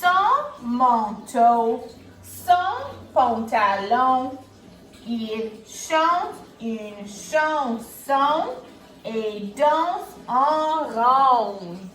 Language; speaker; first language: French; non-native, local second language; English